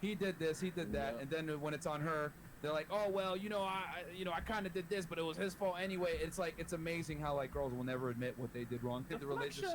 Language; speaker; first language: English; native; English